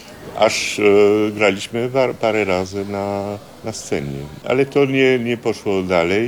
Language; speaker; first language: Polish; early bilingual, heritage; Polish